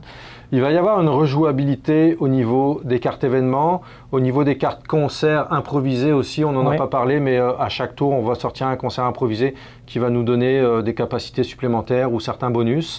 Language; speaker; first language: French; native; French